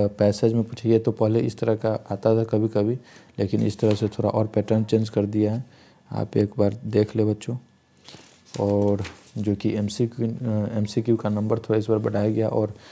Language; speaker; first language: Hindi; native; Hindi